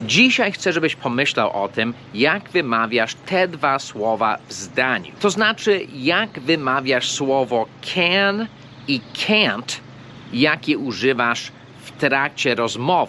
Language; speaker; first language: Polish; non-native, fluent; English